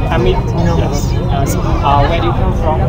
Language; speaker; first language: English; non-native, learner; Vietnamese